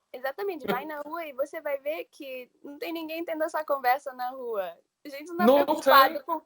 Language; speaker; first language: Portuguese; early bilingual, heritage; English